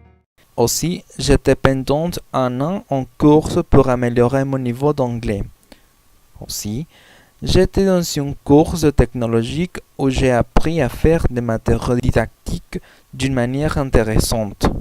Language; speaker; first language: French; non-native, learner; Spanish